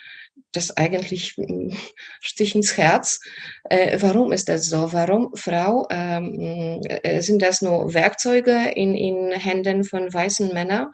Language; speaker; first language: German; non-native, fluent; Polish